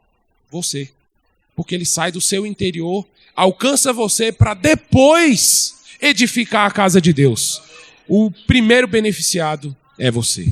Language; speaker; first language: Portuguese; native; Portuguese